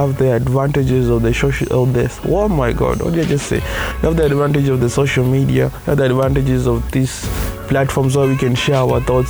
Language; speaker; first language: English; non-native, local second language; Kikuyu